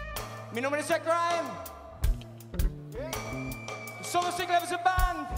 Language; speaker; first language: Spanish; non-native, learner; English